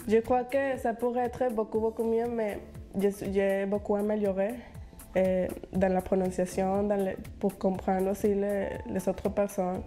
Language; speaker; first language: French; non-native, fluent; Spanish